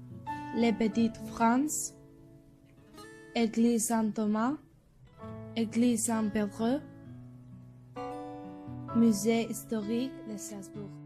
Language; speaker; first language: French; non-native, learner; Spanish